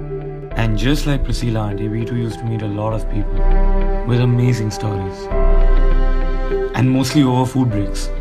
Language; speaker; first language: English; non-native, local second language; Hindi